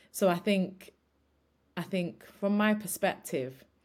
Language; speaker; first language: English; native; English